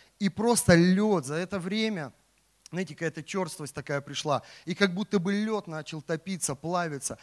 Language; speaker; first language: Russian; native; Russian